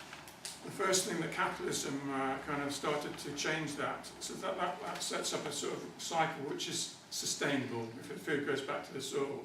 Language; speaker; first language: English; native; English